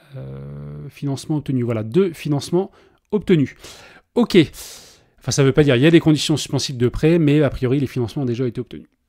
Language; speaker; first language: French; native; French